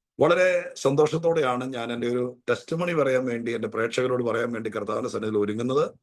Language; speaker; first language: Malayalam; native; Malayalam